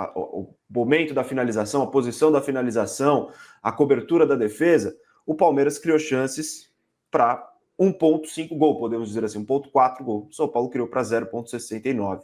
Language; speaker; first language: Portuguese; native; Portuguese